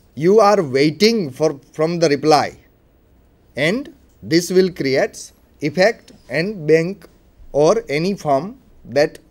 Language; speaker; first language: English; non-native, local second language; Gujarati